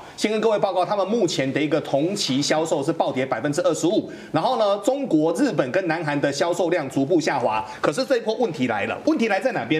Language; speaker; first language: Chinese; native; Chinese